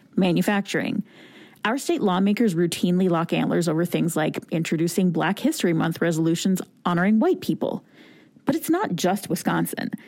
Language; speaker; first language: English; native; English